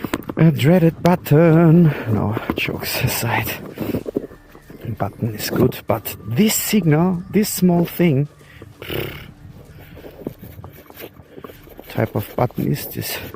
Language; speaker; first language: English; non-native, learner; German